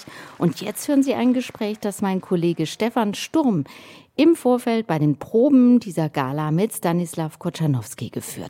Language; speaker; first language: German; native; German